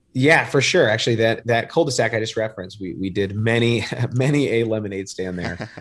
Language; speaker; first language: English; native; English